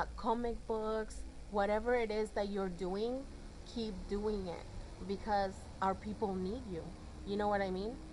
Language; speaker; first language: English; early bilingual, other home language; Spanish